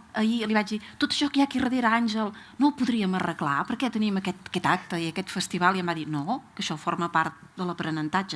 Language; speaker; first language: Catalan; native; Catalan